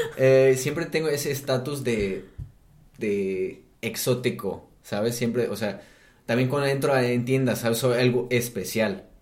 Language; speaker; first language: Spanish; non-native, fluent; German